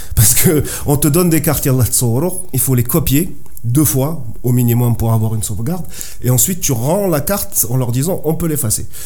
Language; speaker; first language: French; non-native, local second language; Arabic